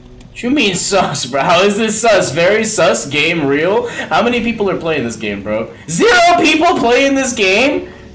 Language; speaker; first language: English; early bilingual, other home language; Spanish